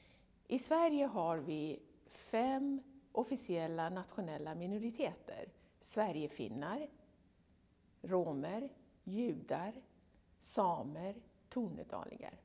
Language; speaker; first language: Swedish; non-native, fluent; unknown